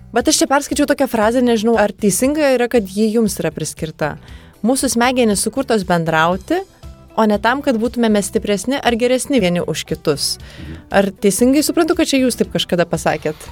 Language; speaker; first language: Lithuanian; native; Lithuanian